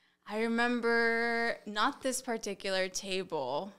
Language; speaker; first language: English; early bilingual, other home language; Spanish